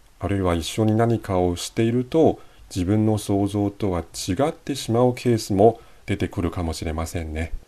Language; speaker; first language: Japanese; non-native, fluent; Chinese